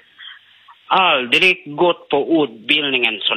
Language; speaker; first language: Swedish; non-native, learner; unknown